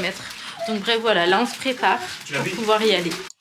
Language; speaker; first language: French; native; French